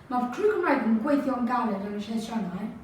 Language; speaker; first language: Welsh; non-native, learner; English